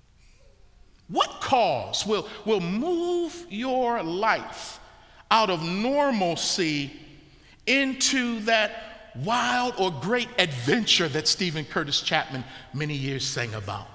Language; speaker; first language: English; native; English